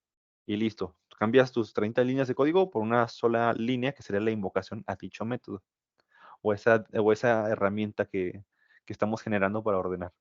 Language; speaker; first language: Spanish; native; Spanish